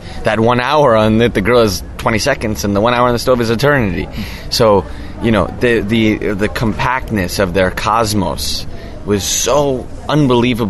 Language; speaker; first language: English; native; English